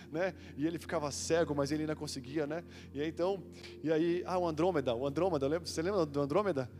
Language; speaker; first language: Portuguese; native; Portuguese